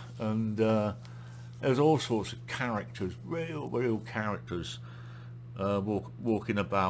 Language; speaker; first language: English; native; English